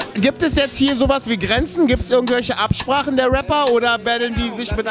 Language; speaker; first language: German; native; German